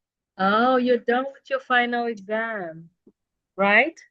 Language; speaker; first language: English; non-native, fluent; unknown